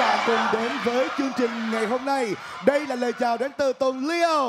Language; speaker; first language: Vietnamese; native; Vietnamese